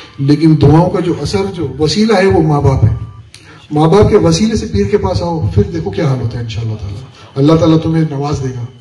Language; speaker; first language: Urdu; non-native, local second language; Memoni